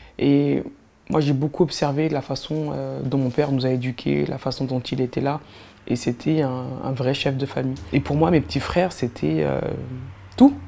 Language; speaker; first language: French; native; French